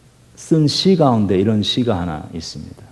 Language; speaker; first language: Korean; native; Korean